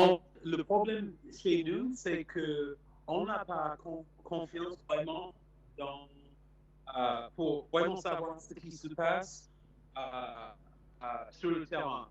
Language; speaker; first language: French; non-native, fluent; English